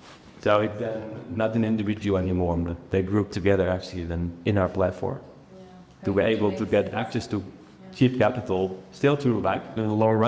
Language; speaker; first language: English; non-native, fluent; Dutch